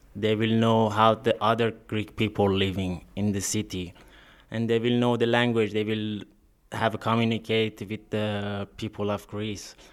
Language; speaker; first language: English; non-native, learner; Persian